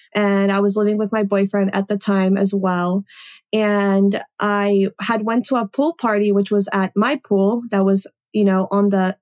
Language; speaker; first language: English; early bilingual, other home language; Polish